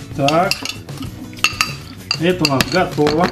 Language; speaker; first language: Russian; native; Russian